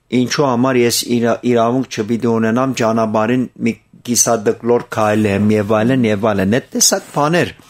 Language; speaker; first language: Armenian; early bilingual, heritage; Armenian